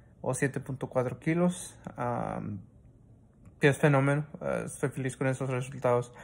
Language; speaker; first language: Spanish; early bilingual, heritage; Spanish